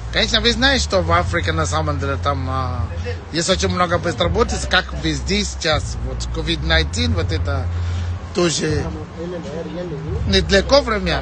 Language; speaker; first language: Russian; non-native, fluent; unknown